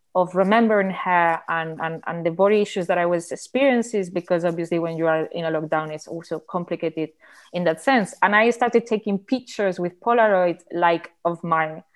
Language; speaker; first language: English; non-native, fluent; Spanish